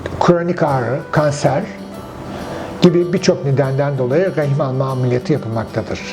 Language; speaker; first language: Turkish; native; Turkish